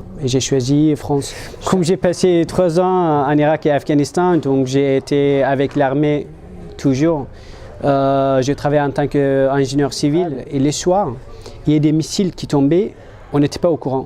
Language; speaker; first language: French; non-native, fluent; Turkish